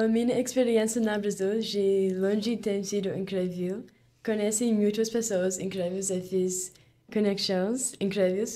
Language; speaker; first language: Portuguese; non-native, learner; English